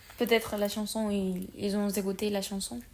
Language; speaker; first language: French; non-native, learner; Spanish